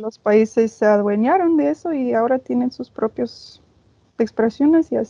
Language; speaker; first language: Spanish; non-native, fluent; English